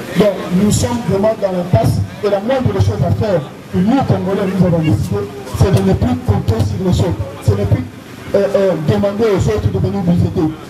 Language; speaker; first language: French; non-native, local second language; Lingala